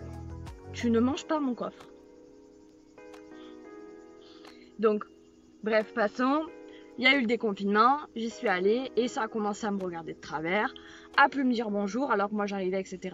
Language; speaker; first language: French; native; French